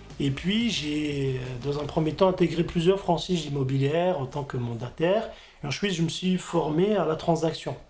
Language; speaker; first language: French; non-native, fluent; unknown